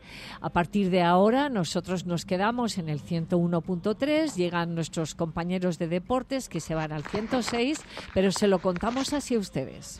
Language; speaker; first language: Spanish; native; Spanish